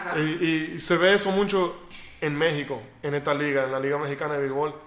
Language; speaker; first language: Spanish; early bilingual, heritage; Spanish